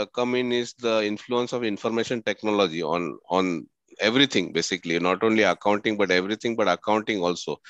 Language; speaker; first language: English; non-native, local second language; Marathi